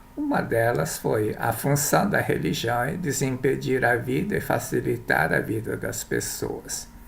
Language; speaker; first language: Portuguese; early bilingual, other home language; Japanese